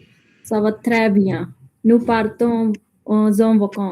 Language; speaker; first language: French; non-native, learner; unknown